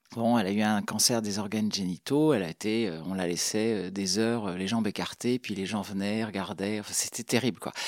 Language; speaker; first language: French; native; French